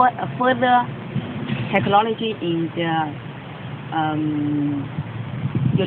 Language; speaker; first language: English; non-native, learner; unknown